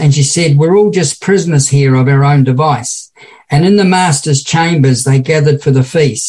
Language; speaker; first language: English; native; English